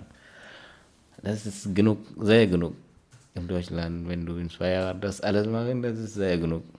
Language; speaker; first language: German; non-native, learner; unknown